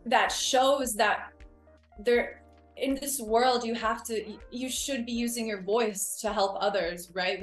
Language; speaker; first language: English; early bilingual, other home language; Spanish